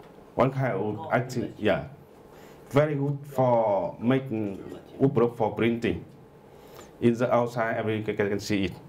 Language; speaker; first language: English; non-native, learner; Vietnamese